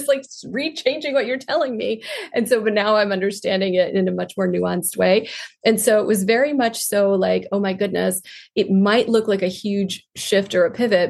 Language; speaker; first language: English; non-native, local second language; Hindi